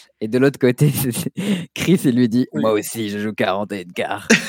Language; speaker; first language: French; native; French